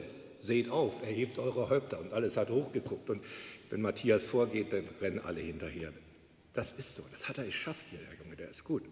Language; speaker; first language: German; native; German